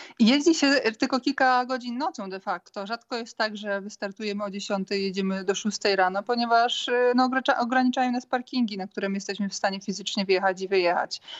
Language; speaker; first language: Polish; native; Polish